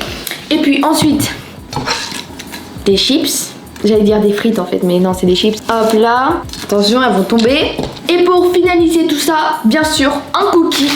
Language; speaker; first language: French; native; French